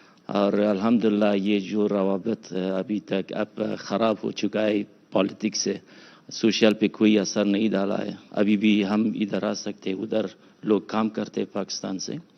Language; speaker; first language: Hindi; non-native, fluent; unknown